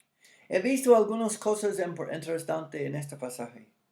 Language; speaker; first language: Spanish; non-native, fluent; English